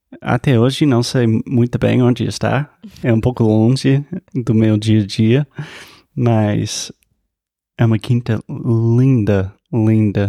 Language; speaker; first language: Portuguese; non-native, fluent; English